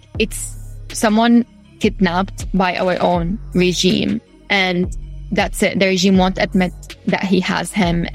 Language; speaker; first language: English; non-native, fluent; Arabic